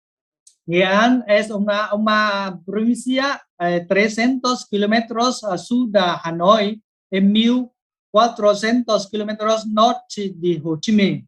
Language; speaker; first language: Spanish; non-native, learner; Vietnamese